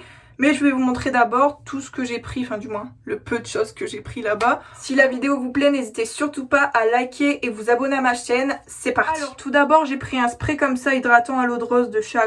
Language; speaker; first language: French; native; French